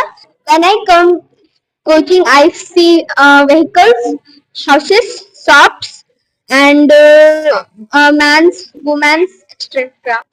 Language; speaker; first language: English; non-native, learner; Hindi